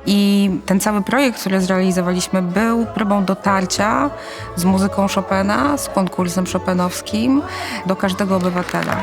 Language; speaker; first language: Polish; native; Polish